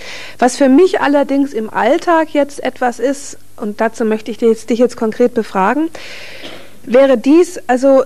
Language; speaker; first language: German; native; German